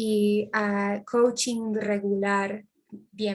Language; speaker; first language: Spanish; non-native, fluent; English